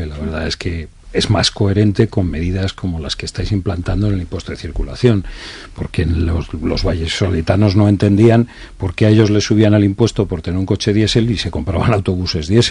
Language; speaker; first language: Spanish; native; Spanish